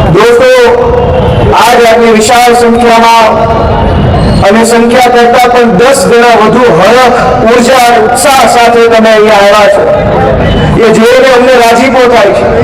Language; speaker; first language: Gujarati; native; Gujarati